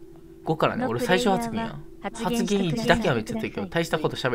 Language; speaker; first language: Japanese; native; Japanese